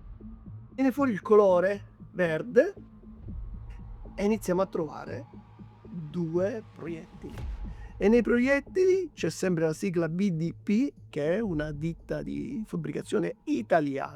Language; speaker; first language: Italian; native; Italian